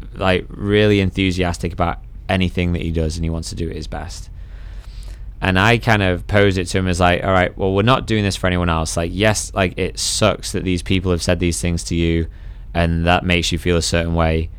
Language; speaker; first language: English; native; English